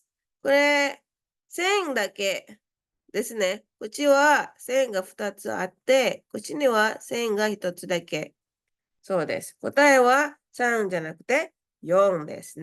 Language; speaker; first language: Japanese; non-native, fluent; Indonesian